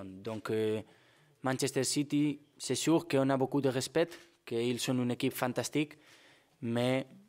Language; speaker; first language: French; non-native, fluent; Spanish